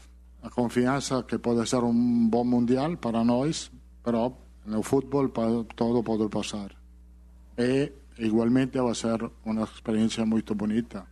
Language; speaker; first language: Portuguese; non-native, learner; Spanish